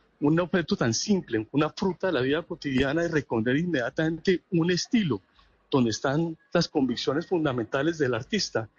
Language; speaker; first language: Spanish; native; Spanish